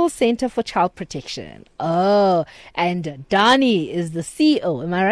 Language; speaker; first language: English; non-native, local second language; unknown